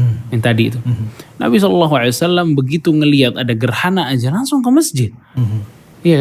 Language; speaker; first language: Indonesian; native; Indonesian